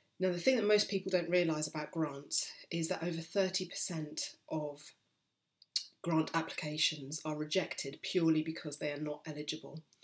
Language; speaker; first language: English; native; English